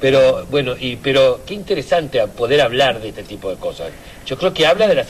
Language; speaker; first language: Spanish; native; Spanish